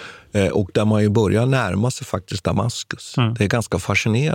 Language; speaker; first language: Swedish; native; Swedish